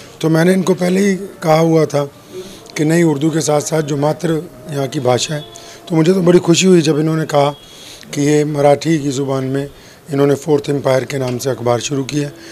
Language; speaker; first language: Hindi; non-native, local second language; Punjabi